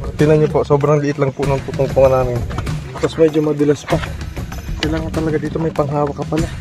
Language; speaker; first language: Filipino; native; Filipino